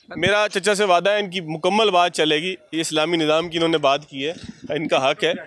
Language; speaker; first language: Urdu; native; Urdu